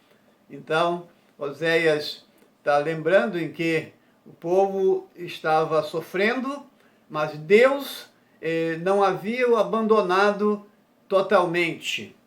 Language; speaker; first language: Portuguese; native; Portuguese